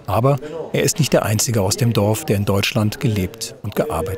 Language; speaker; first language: German; native; German